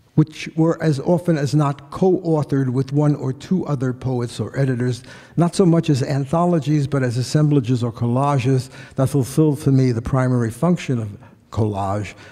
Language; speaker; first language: English; native; English